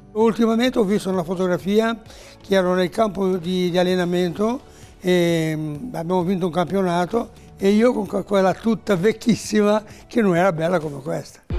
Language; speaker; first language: Italian; non-native, fluent; Portuguese